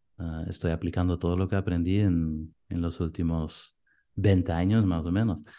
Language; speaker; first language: Spanish; non-native, fluent; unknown